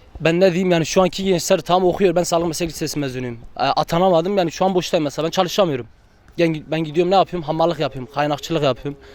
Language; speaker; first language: Turkish; non-native, local second language; Kurdish